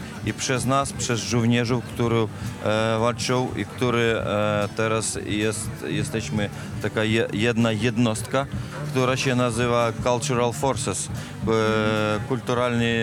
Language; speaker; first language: Polish; non-native, learner; Ukrainian